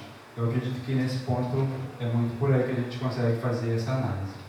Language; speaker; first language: Portuguese; native; Portuguese